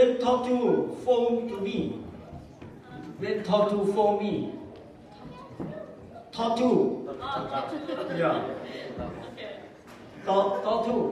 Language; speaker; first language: English; non-native, learner; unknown